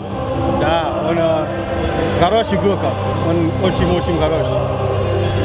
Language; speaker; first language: Russian; non-native, learner; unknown